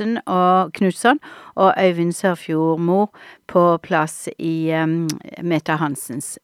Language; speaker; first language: Norwegian; native; Norwegian